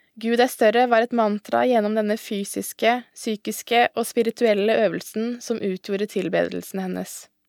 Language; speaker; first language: Norwegian; early bilingual, other home language; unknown